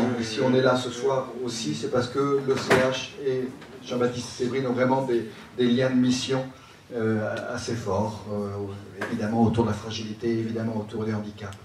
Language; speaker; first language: French; native; French